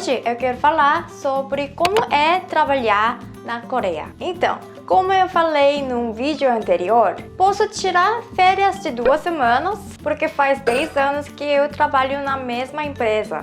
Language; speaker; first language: Portuguese; non-native, fluent; Korean